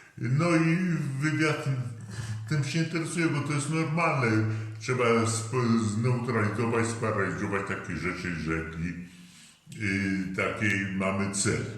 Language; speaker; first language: Polish; native; Polish